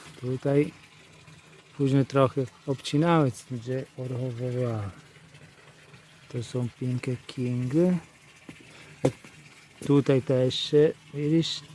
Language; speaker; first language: Polish; non-native, learner; Italian